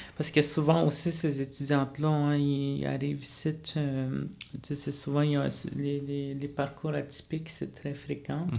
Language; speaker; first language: French; non-native, local second language; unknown